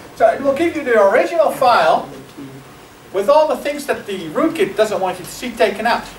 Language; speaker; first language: English; non-native, fluent; Dutch